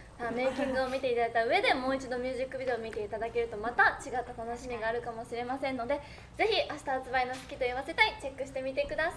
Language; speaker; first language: Japanese; native; Japanese